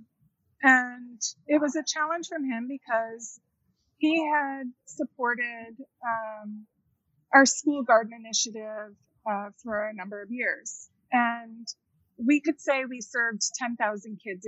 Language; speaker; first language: English; native; English